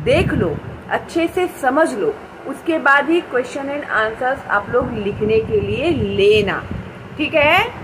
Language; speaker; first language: Hindi; non-native, local second language; Marathi